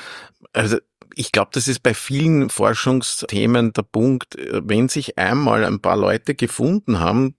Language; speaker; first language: German; native; German